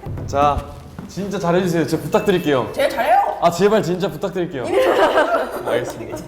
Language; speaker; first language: Korean; non-native, fluent; Thai